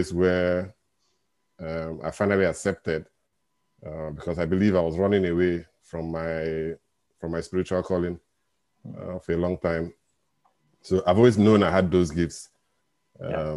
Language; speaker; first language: English; non-native, local second language; Igbo